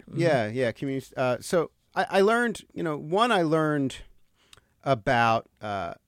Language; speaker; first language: English; native; English